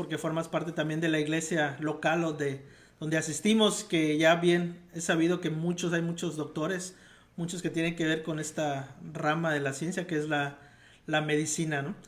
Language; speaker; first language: Spanish; native; Spanish